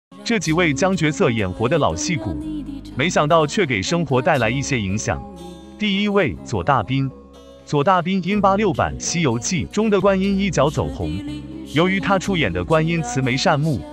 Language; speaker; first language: Chinese; native; Chinese